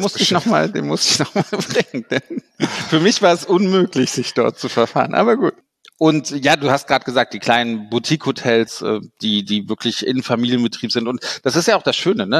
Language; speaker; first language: German; native; German